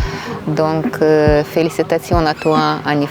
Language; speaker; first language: French; non-native, fluent; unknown